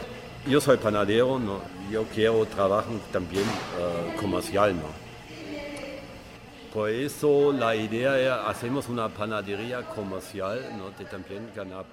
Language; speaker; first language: Spanish; non-native, learner; German